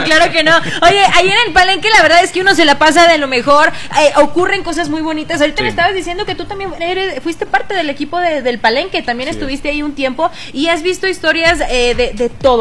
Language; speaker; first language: Spanish; native; Spanish